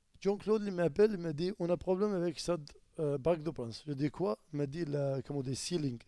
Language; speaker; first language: French; non-native, learner; Arabic